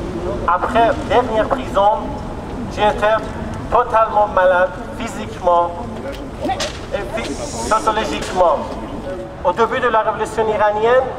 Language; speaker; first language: French; non-native, fluent; Kurdish